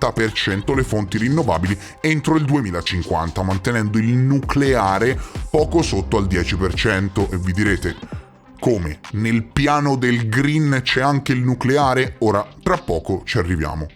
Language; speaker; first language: Italian; native; Italian